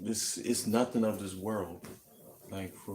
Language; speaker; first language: English; native; English